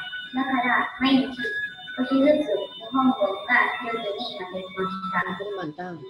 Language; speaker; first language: Japanese; non-native, learner; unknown